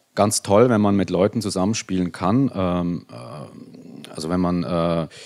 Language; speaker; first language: German; native; German